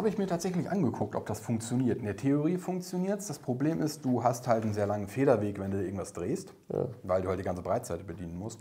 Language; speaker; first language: German; native; German